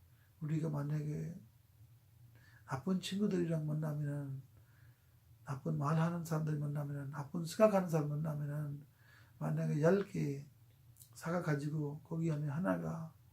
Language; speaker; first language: Korean; non-native, fluent; Urdu